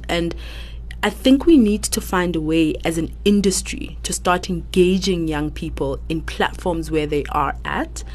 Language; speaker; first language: English; non-native, local second language; Southern Sotho